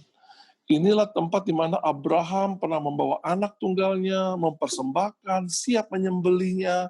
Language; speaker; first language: Indonesian; native; Indonesian